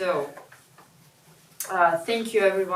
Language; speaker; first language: English; non-native, learner; Russian